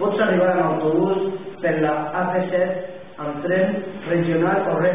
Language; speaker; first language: Catalan; non-native, learner; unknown